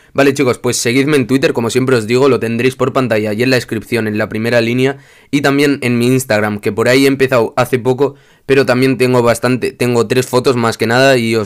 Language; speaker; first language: Spanish; native; Spanish